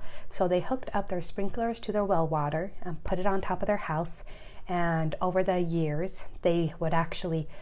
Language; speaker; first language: English; native; English